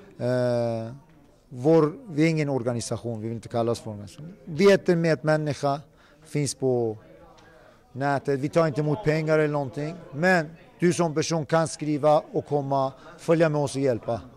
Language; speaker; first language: Swedish; early bilingual, other home language; Persian